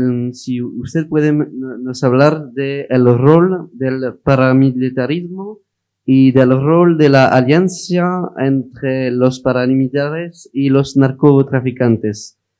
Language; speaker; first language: Spanish; non-native, learner; French